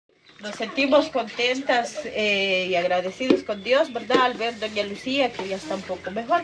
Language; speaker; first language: Spanish; non-native, local second language; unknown